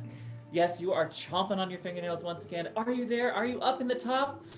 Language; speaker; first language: English; native; English